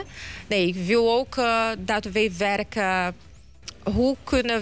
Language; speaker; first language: Dutch; non-native, learner; Portuguese